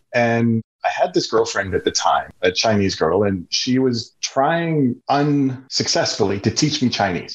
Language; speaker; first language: English; native; English